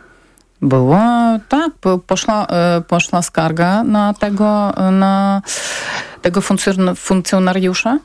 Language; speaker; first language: Polish; non-native, local second language; Ukrainian